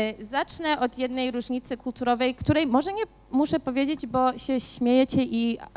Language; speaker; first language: Polish; early bilingual, heritage; Polish